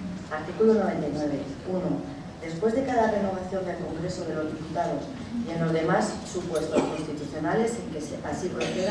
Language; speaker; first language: Spanish; native; Spanish